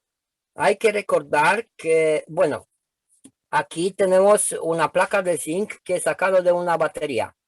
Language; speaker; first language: Spanish; non-native, fluent; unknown